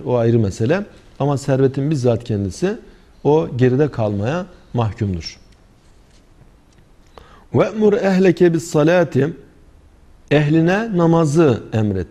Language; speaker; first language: Turkish; native; Turkish